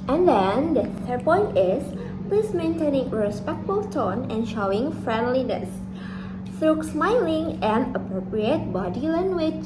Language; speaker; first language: English; non-native, fluent; Indonesian